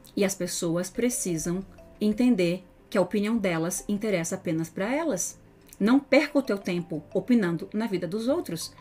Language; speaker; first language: Portuguese; native; Portuguese